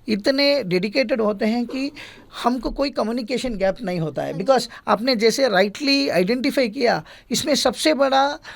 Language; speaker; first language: Hindi; non-native, local second language; Gujarati